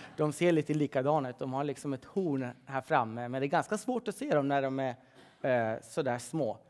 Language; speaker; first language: Swedish; early bilingual, other home language; Persian